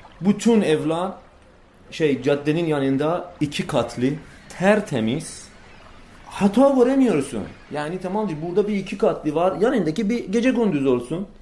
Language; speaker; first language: Turkish; non-native, fluent; Persian